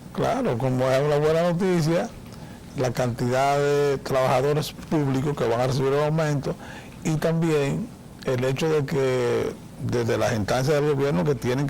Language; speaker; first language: Spanish; native; Spanish